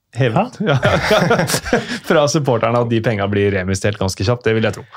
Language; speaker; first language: Norwegian; native; Norwegian